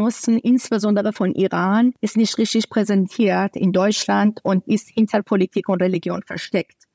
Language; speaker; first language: German; non-native, fluent; Persian